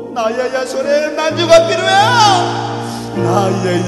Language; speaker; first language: Korean; native; Korean